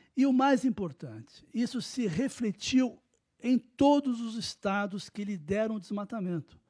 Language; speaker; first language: Portuguese; native; Portuguese